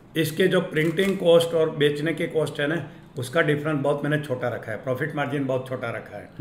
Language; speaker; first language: Hindi; non-native, local second language; Gujarati